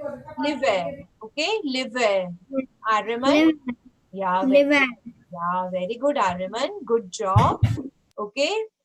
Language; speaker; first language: English; non-native, local second language; Hindi